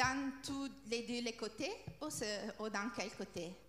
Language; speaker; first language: French; non-native, learner; Italian